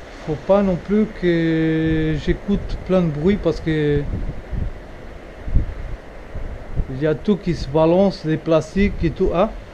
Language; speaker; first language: French; non-native, fluent; Portuguese